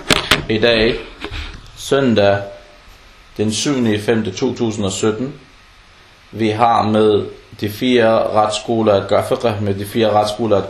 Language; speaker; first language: Danish; non-native, fluent; Arabic